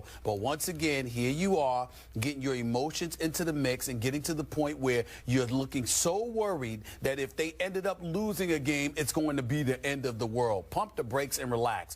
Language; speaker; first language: English; native; English